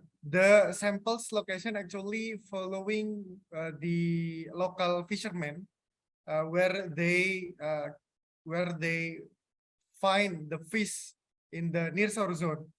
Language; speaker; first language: English; non-native, fluent; Indonesian